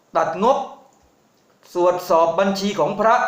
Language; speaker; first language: Thai; native; Thai